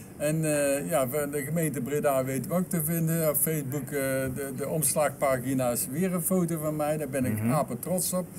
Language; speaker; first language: Dutch; native; Dutch